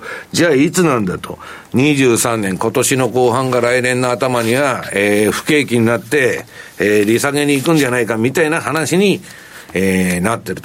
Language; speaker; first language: Japanese; native; Japanese